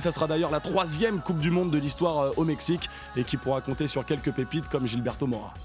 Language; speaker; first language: French; native; French